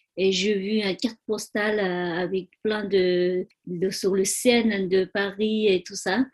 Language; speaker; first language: French; non-native, fluent; Chinese